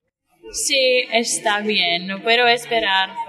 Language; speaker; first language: Spanish; non-native, learner; English